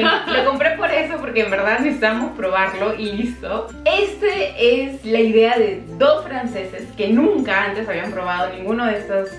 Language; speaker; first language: Spanish; native; Spanish